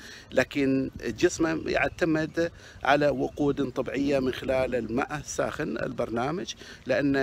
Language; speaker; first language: Arabic; native; Arabic